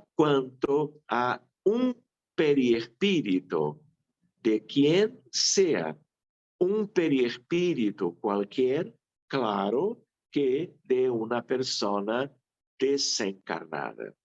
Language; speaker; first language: Spanish; non-native, fluent; Portuguese